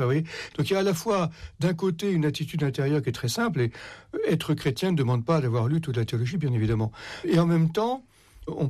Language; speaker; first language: French; native; French